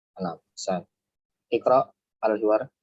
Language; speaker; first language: Arabic; non-native, fluent; Indonesian